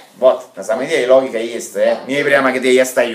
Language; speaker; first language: Russian; non-native, fluent; Italian